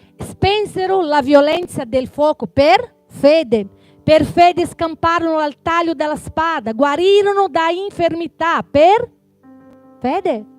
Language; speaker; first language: Italian; non-native, fluent; Portuguese